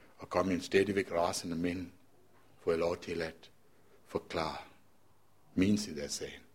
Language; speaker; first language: Danish; non-native, fluent; Sinhala